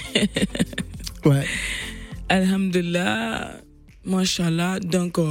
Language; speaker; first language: French; non-native, local second language; Bambara